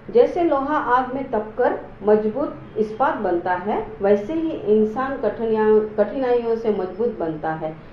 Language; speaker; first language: Hindi; non-native, local second language; Marathi